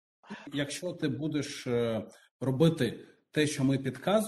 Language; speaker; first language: Ukrainian; non-native, local second language; Russian